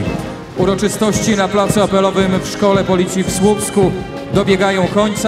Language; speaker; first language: Polish; native; Polish